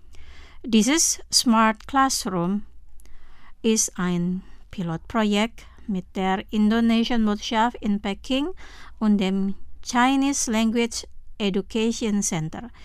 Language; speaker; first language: German; non-native, fluent; Indonesian